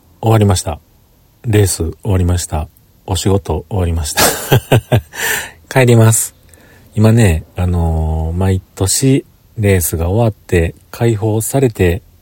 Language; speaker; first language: Japanese; native; Japanese